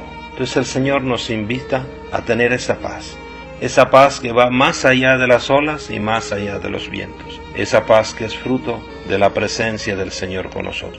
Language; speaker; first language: Spanish; native; Spanish